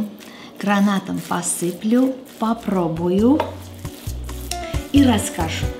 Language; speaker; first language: Russian; non-native, local second language; Armenian